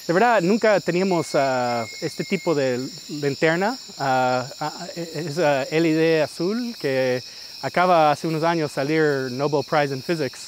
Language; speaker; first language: Spanish; early bilingual, heritage; English